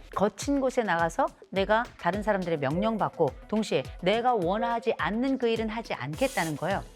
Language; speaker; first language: Korean; native; Korean